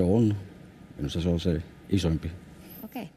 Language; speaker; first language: Finnish; non-native, fluent; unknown